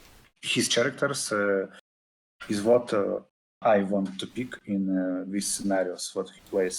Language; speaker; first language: English; non-native, fluent; Russian